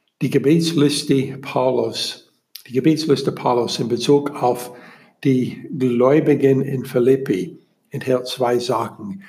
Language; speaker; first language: German; non-native, learner; English